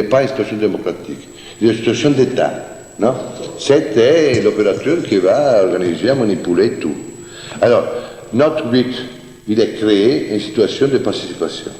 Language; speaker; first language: French; non-native, fluent; Italian